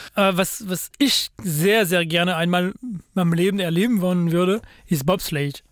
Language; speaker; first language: German; non-native, fluent; French